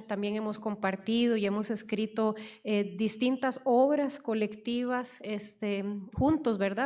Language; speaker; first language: Spanish; native; Spanish